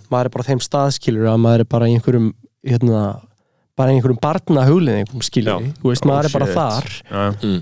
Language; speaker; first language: Icelandic; native; Icelandic